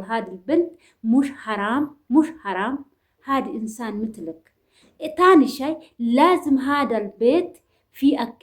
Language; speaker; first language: Arabic; non-native, learner; Oromo